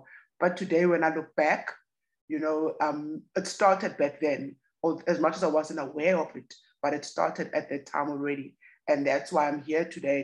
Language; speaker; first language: English; non-native, local second language; Xhosa